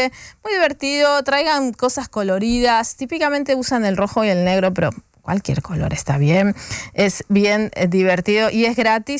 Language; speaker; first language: Spanish; native; Spanish